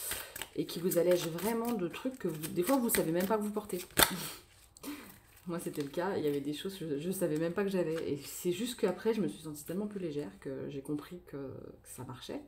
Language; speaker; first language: French; native; French